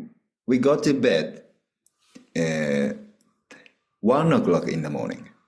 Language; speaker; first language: English; non-native, learner; Japanese